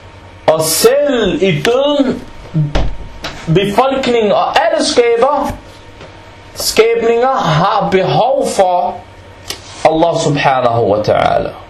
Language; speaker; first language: Danish; early bilingual, other home language; Arabic